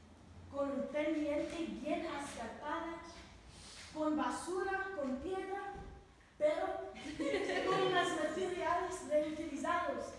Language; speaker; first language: Spanish; non-native, learner; English